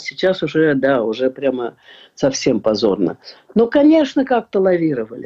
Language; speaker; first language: Russian; native; Russian